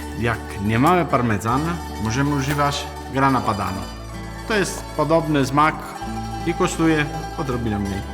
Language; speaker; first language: Polish; non-native, learner; Italian